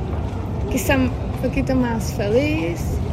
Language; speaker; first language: Spanish; non-native, learner; Czech